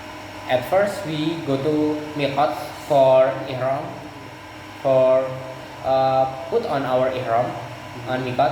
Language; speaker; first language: English; non-native, learner; Indonesian